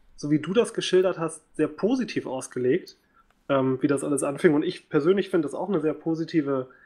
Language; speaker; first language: German; native; German